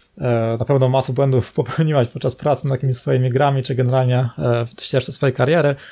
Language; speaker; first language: Polish; native; Polish